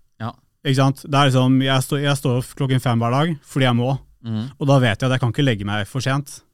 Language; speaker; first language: Norwegian; early bilingual, other home language; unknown